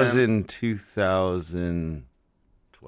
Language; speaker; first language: English; native; English